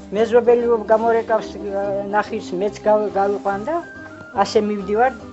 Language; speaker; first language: Georgian; native; Georgian